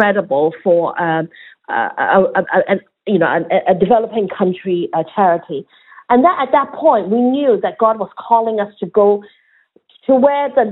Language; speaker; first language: English; non-native, local second language; Cantonese